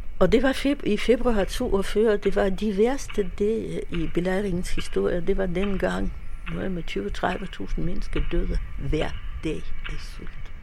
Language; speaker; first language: Danish; non-native, fluent; Russian